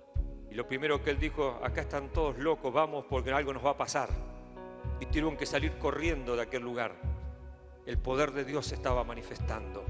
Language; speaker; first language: Spanish; native; Spanish